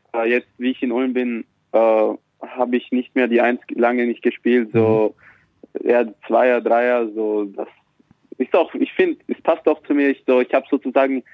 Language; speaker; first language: German; native; German